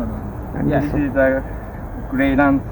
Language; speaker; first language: English; non-native, local second language; Bangla